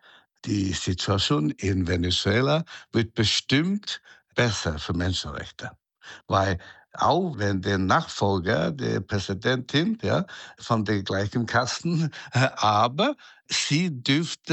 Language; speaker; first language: German; non-native, fluent; Chinese